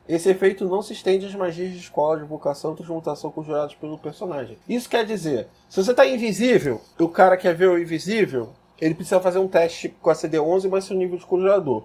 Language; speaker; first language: Portuguese; native; Portuguese